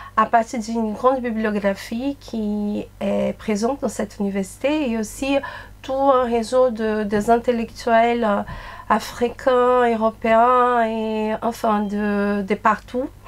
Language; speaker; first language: French; non-native, fluent; Portuguese